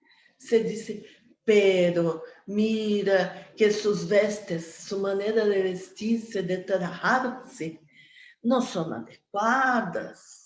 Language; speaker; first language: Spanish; non-native, fluent; Portuguese